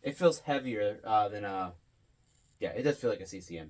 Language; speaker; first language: English; native; English